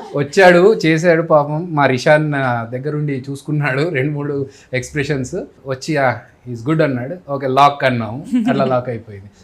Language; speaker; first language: Telugu; native; Telugu